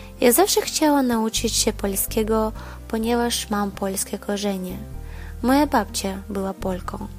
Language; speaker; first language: Polish; non-native, learner; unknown